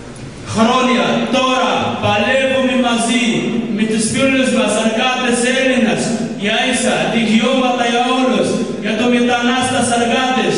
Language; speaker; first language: Greek; non-native, learner; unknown